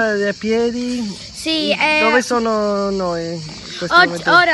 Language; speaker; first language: Italian; non-native, learner; Spanish